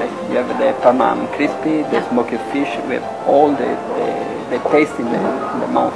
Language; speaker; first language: English; non-native, learner; Italian